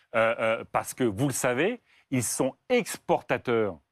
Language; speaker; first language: French; native; French